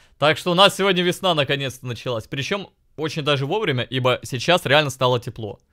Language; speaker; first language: Russian; native; Russian